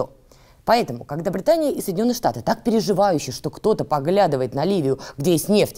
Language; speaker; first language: Russian; native; Russian